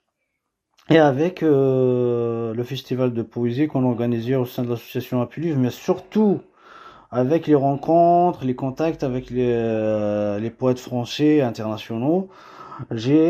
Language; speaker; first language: French; non-native, local second language; Kabyle